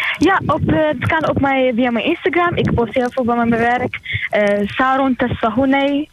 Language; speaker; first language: Dutch; non-native, fluent; Tigrinya